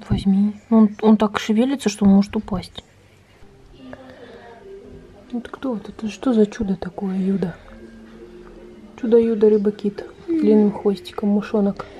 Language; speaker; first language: Russian; native; Russian